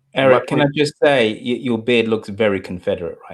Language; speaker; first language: English; native; English